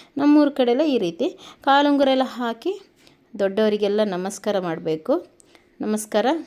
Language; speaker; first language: Kannada; non-native, local second language; Tulu